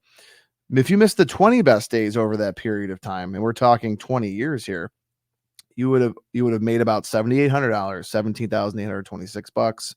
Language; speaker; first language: English; native; English